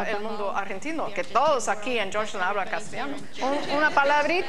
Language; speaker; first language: Spanish; non-native, fluent; English